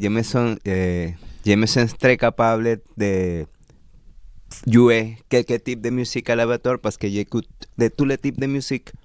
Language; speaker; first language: French; non-native, learner; Spanish